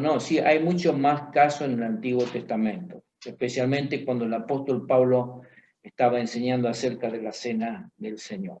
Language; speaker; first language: Spanish; native; Spanish